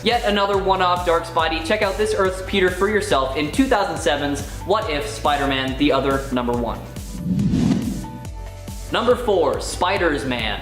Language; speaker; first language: English; native; English